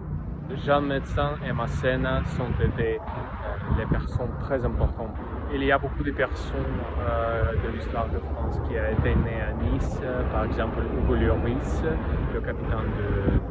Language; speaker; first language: French; non-native, learner; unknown